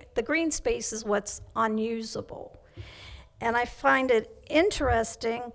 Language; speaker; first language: English; native; English